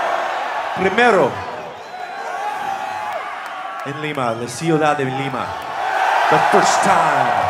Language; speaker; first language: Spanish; non-native, learner; English